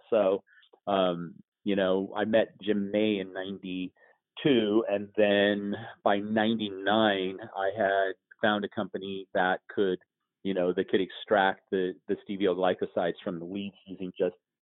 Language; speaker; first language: English; native; English